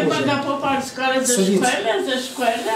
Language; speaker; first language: Polish; non-native, local second language; Kashubian